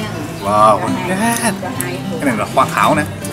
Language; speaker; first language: Vietnamese; non-native, learner; Japanese